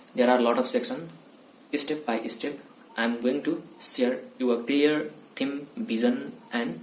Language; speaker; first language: English; non-native, local second language; Nepali